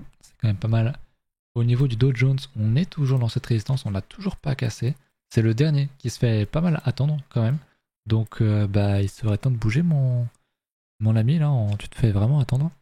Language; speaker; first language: French; native; French